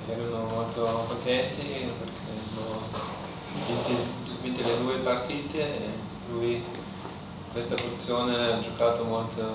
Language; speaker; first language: Italian; non-native, learner; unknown